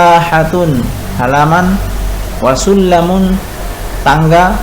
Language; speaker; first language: Arabic; non-native, fluent; Indonesian